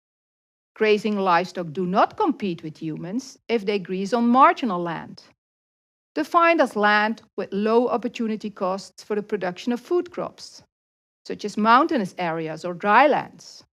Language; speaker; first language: English; non-native, fluent; Dutch